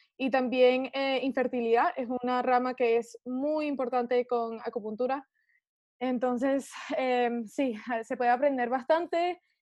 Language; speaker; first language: Spanish; early bilingual, heritage; Spanish